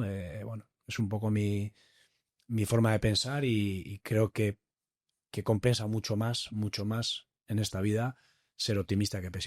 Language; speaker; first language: Spanish; native; Spanish